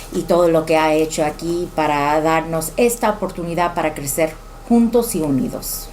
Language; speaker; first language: Spanish; early bilingual, heritage; Spanish